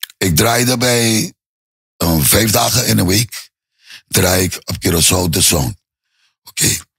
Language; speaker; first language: Dutch; non-native, local second language; Papiamento